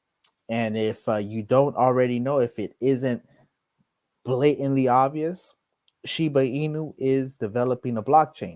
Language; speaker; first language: English; native; English